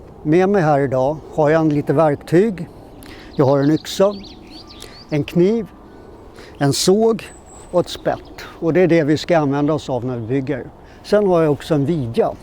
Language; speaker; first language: Swedish; native; Swedish